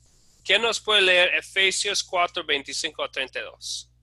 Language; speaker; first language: Spanish; non-native, fluent; English